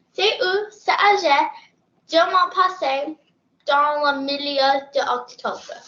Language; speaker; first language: French; non-native, learner; English